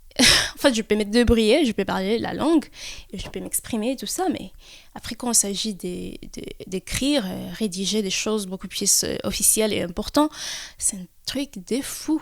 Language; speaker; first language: French; early bilingual, heritage; French